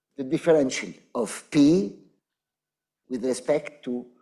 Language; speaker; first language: English; non-native, fluent; Arabic